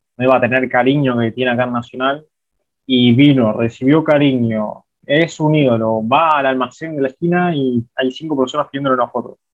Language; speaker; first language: Spanish; native; Spanish